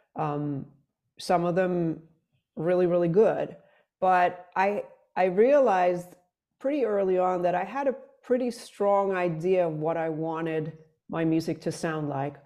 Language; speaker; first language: English; non-native, fluent; Swedish